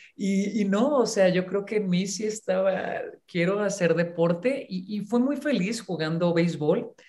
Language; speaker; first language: Spanish; native; Spanish